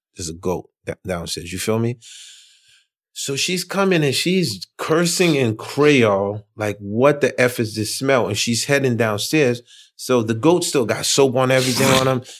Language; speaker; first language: English; early bilingual, other home language; Haitian Creole